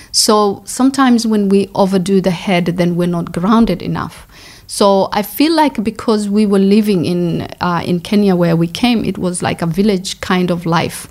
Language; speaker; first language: English; non-native, local second language; Somali